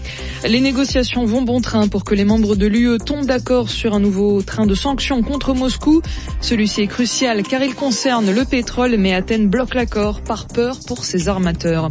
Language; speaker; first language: French; native; French